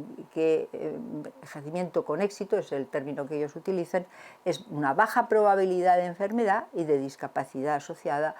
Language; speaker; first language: Spanish; native; Spanish